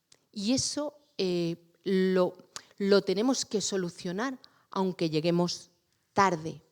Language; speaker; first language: Spanish; native; Spanish